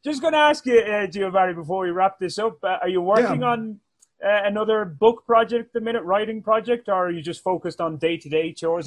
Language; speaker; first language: English; native; English